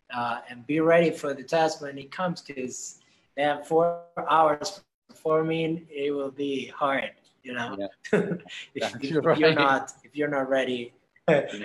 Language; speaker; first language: English; non-native, fluent; Spanish